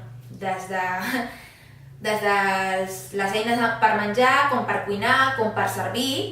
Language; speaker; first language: Catalan; non-native, fluent; Spanish